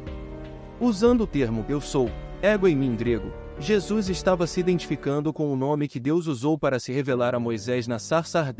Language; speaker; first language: Portuguese; native; Portuguese